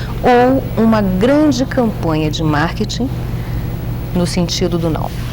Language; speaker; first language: Portuguese; native; Portuguese